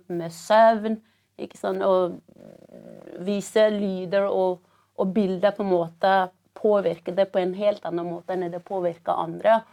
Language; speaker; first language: Norwegian; early bilingual, other home language; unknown